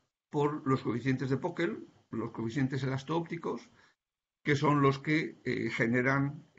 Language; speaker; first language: Spanish; native; Spanish